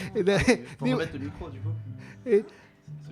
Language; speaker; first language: French; native; French